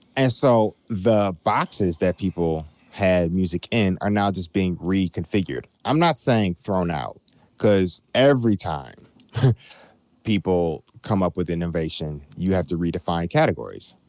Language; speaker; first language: English; native; English